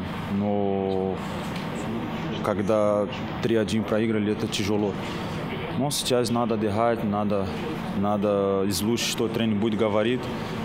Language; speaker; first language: Russian; non-native, learner; Portuguese